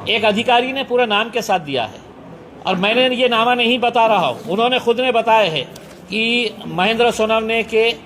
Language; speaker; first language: Hindi; non-native, local second language; Marathi